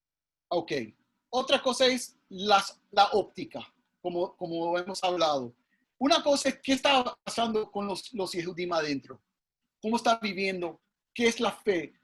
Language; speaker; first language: Spanish; early bilingual, heritage; English